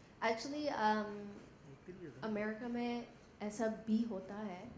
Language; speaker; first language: Hindi; non-native, learner; English